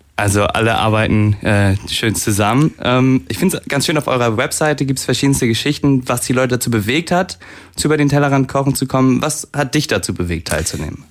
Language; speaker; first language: German; native; German